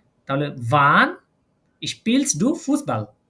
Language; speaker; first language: German; non-native, learner; Bangla